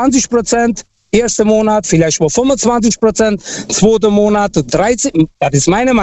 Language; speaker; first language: German; non-native, fluent; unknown